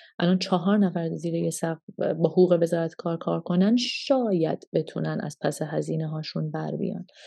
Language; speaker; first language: Persian; early bilingual, heritage; Persian